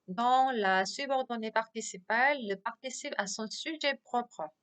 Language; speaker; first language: French; non-native, fluent; Korean